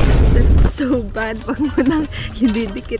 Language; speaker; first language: Filipino; native; Filipino